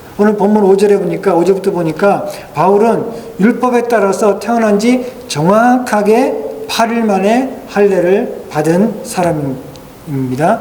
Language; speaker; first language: Korean; native; Korean